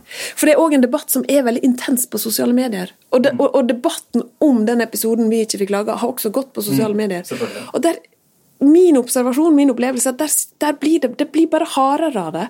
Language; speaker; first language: Norwegian; native; Norwegian